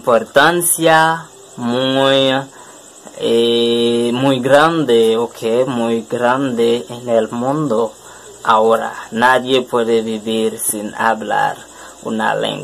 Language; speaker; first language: Spanish; non-native, learner; French